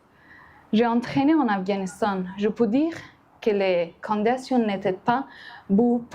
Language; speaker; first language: French; non-native, learner; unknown